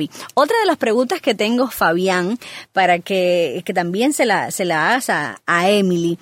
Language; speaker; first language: Spanish; native; Spanish